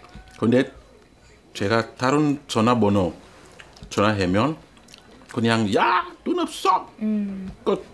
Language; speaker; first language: Korean; non-native, learner; French